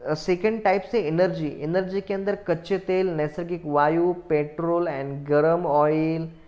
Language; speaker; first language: Hindi; non-native, local second language; Marathi